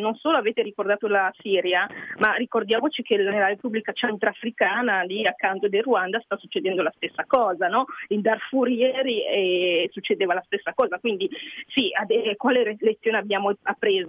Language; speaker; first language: Italian; non-native, fluent; Kinyarwanda